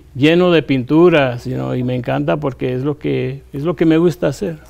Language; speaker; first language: Spanish; native; Spanish